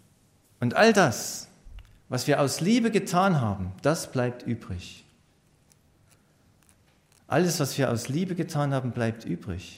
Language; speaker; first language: German; native; German